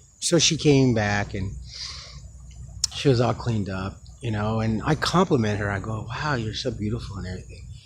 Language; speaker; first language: English; native; English